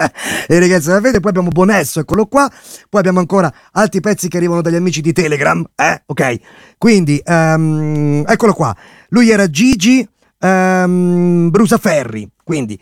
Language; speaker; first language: Italian; native; Italian